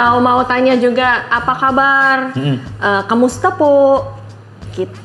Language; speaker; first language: Indonesian; non-native, learner; Filipino